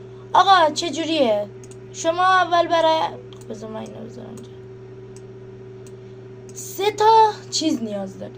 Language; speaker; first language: Persian; native; Persian